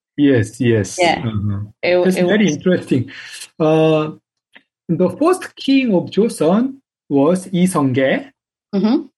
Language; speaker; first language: English; non-native, fluent; Korean